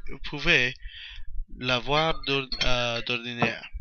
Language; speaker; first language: French; non-native, learner; English